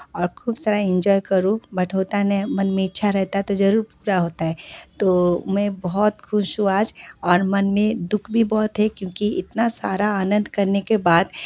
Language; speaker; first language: Hindi; non-native, local second language; Bangla